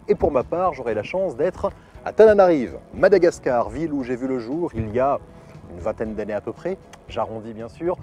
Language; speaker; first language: French; native; French